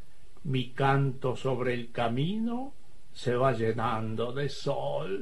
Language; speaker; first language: Spanish; native; Spanish